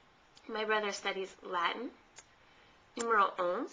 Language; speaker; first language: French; non-native, fluent; English